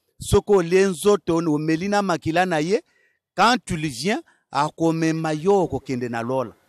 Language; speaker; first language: Lingala; non-native, local second language; Luba-Lulua